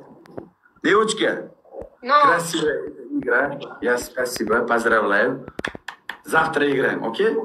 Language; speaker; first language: Russian; non-native, learner; Uzbek